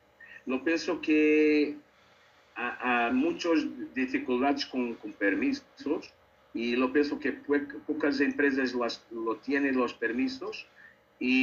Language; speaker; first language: Spanish; non-native, learner; Portuguese